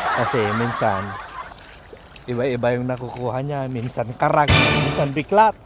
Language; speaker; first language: Filipino; non-native, local second language; Iloko